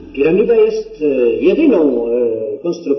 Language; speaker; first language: Polish; native; Polish